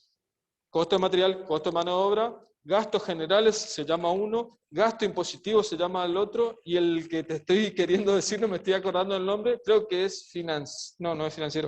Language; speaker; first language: Spanish; native; Spanish